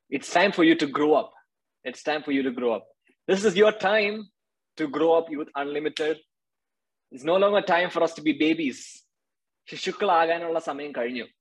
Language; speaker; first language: English; non-native, local second language; Malayalam